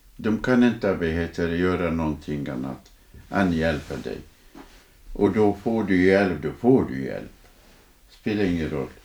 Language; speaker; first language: Swedish; non-native, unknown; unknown